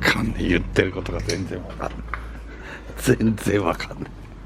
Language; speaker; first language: Japanese; native; Japanese